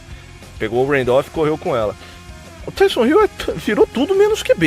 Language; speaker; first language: Portuguese; native; Portuguese